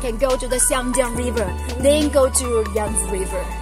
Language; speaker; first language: English; non-native, learner; Chinese